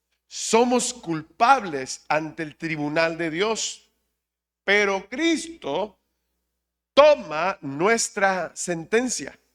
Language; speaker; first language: Spanish; native; Spanish